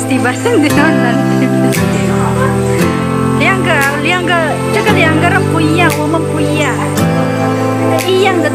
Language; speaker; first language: Chinese; non-native, learner; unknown